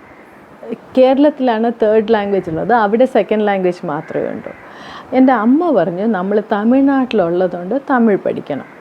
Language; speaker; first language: Malayalam; early bilingual, heritage; Tamil